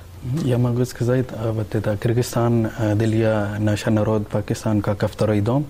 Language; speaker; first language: Russian; non-native, learner; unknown